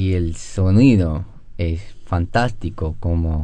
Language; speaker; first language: Spanish; non-native, learner; English